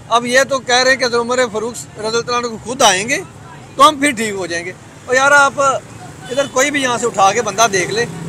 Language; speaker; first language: Urdu; non-native, local second language; Punjabi